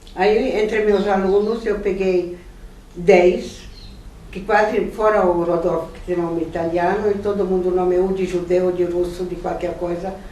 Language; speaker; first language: Portuguese; non-native, fluent; German